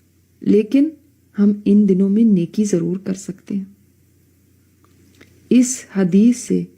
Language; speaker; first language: Urdu; native; Urdu